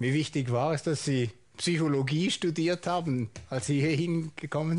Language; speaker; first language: German; native; German